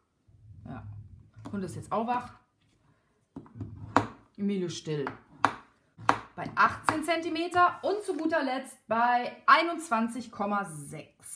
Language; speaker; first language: German; native; German